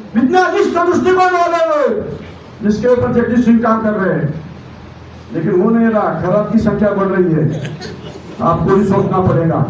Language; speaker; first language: Hindi; non-native, local second language; Marathi